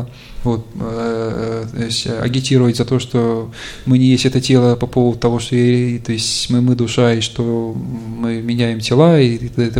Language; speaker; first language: Russian; native; Russian